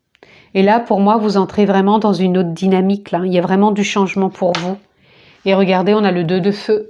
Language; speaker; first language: French; native; French